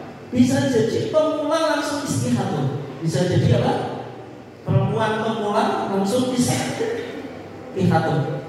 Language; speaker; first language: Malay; non-native, local second language; Javanese